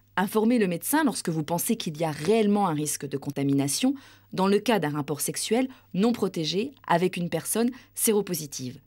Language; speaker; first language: French; native; French